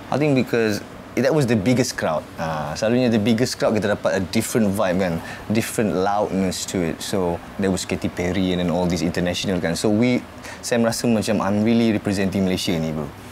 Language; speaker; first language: English; early bilingual, heritage; English